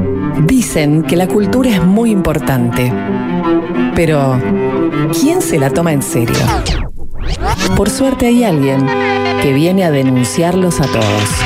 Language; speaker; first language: Spanish; native; Spanish